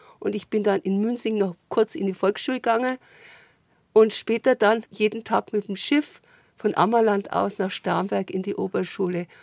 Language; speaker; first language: German; early bilingual, other home language; French